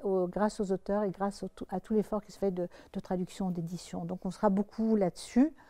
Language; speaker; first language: French; native; French